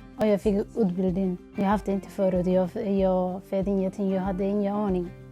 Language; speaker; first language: Swedish; early bilingual, other home language; Somali